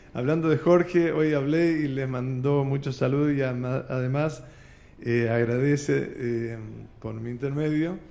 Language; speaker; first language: Spanish; native; Spanish